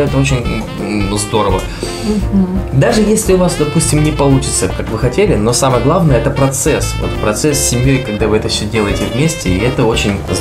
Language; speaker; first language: Russian; native; Russian